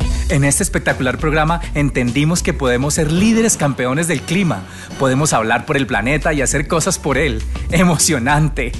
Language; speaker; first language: Spanish; native; Spanish